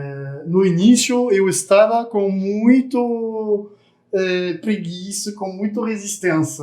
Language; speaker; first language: Portuguese; non-native, fluent; French